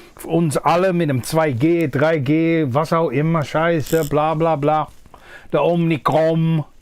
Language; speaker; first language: German; non-native, fluent; English